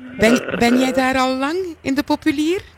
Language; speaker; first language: Dutch; native; Dutch